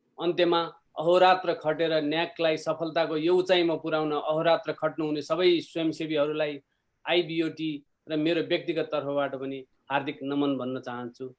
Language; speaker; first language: Nepali; native; Nepali